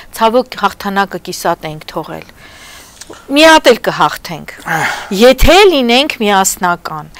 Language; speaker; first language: Armenian; native; Armenian